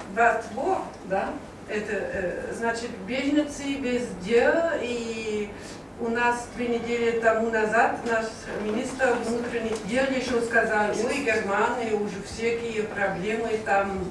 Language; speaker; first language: Russian; non-native, learner; German